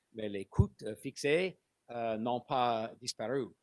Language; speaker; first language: French; non-native, learner; English